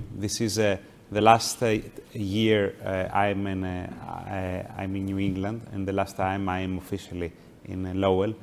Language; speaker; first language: English; non-native, fluent; Greek